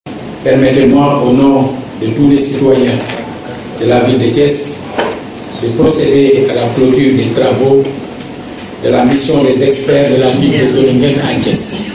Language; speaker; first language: French; non-native, local second language; Wolof